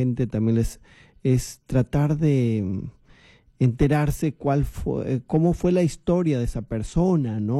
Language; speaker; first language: Spanish; native; Spanish